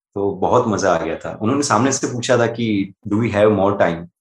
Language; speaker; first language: Hindi; non-native, local second language; Gujarati